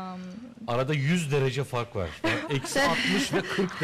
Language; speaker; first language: Turkish; native; Turkish